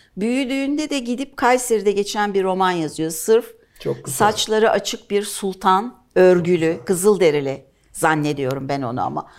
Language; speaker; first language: Turkish; native; Turkish